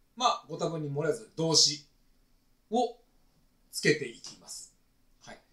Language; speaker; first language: Japanese; native; Japanese